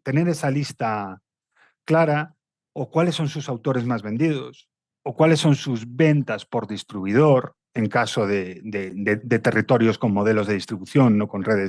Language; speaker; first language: Spanish; native; Spanish